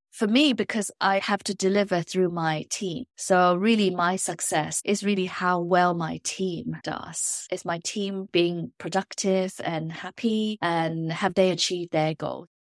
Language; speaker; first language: English; non-native, local second language; Chinese